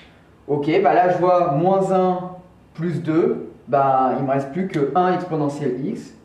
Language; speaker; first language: French; native; French